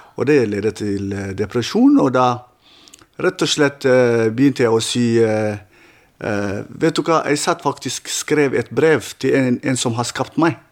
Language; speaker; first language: Norwegian; non-native, fluent; Tigrinya